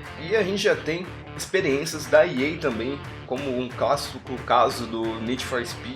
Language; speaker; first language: Portuguese; native; Portuguese